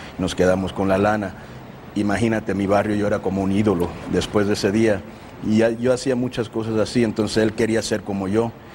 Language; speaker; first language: Spanish; early bilingual, heritage; Spanish